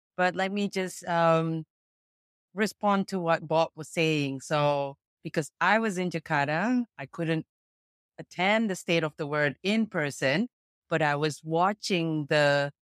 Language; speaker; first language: English; non-native, fluent; Indonesian